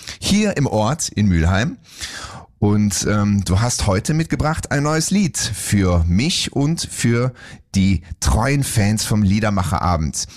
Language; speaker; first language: German; native; German